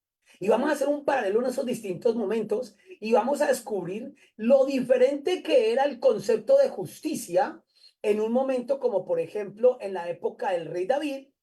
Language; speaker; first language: Spanish; native; Spanish